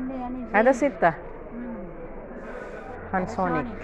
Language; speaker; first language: Arabic; non-native, learner; Filipino